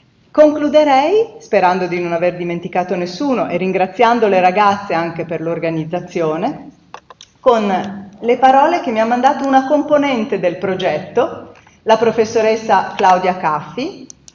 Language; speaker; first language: Italian; native; Italian